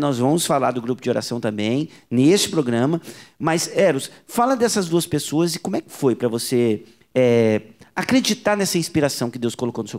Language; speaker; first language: Portuguese; native; Portuguese